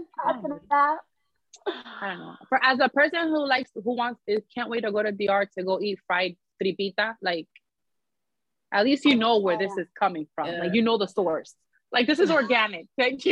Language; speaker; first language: English; native; English